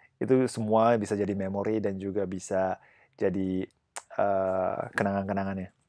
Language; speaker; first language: Indonesian; non-native, fluent; Japanese